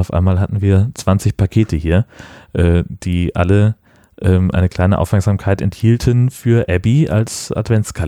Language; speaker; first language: German; native; German